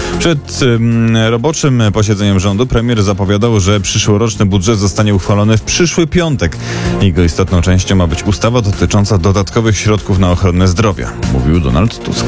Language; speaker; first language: Polish; native; Polish